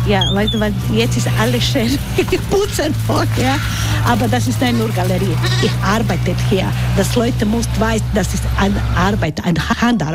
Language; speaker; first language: German; non-native, learner; Croatian